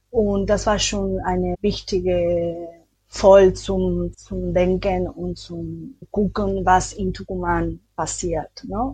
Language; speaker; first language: German; non-native, learner; Spanish